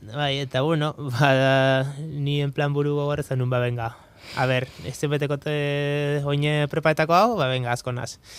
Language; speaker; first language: Basque; native; Basque